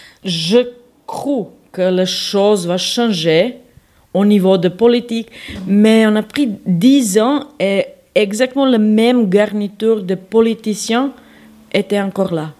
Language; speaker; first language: French; non-native, fluent; Serbian